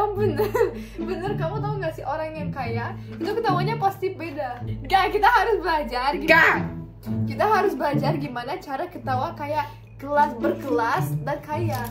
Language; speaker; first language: Indonesian; early bilingual, other home language; Russian